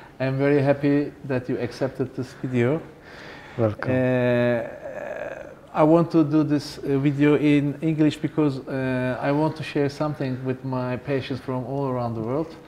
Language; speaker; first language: English; non-native, learner; Turkish